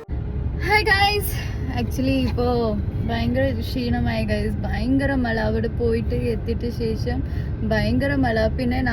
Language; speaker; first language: Malayalam; non-native, local second language; Kannada